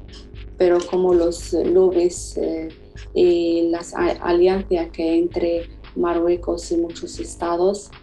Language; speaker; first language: Spanish; non-native, fluent; Arabic